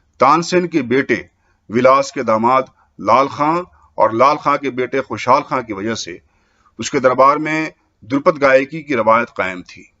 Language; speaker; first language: Urdu; native; Urdu